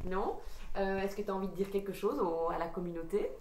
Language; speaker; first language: French; native; French